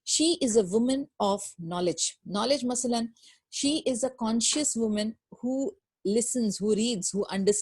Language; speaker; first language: English; non-native, local second language; Urdu